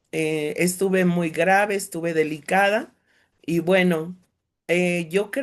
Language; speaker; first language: Spanish; native; Spanish